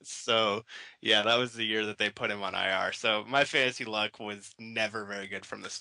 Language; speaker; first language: English; native; English